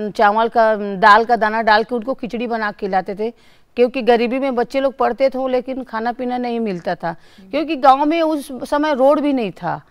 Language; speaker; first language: Hindi; native; Hindi